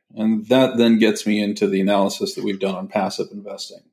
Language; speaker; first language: English; native; English